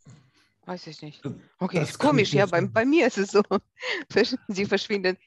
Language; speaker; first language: German; non-native, fluent; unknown